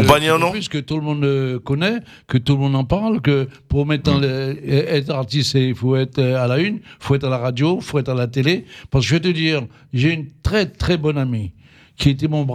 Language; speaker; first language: French; native; French